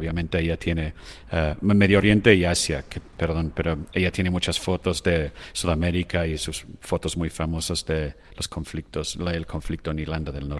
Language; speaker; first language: Spanish; non-native, fluent; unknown